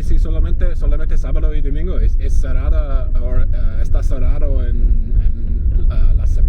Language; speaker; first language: Spanish; non-native, learner; English